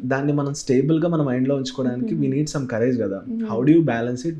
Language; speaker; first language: Telugu; native; Telugu